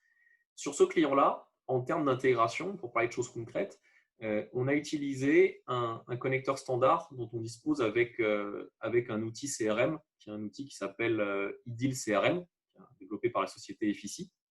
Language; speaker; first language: French; native; French